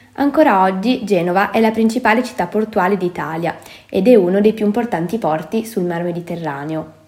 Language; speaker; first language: Italian; native; Italian